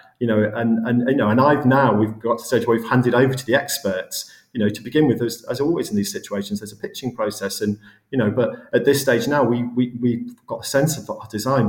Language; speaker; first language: English; native; English